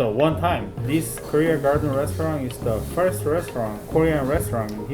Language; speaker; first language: English; non-native, fluent; Korean